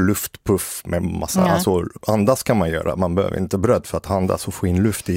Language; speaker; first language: Swedish; native; Swedish